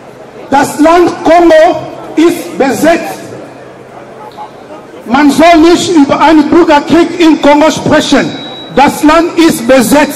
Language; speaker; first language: German; non-native, fluent; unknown